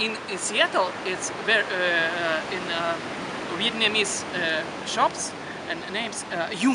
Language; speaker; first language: English; non-native, learner; Russian